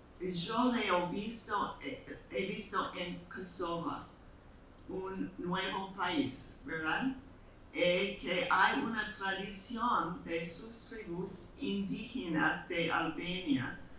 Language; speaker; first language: Spanish; non-native, fluent; English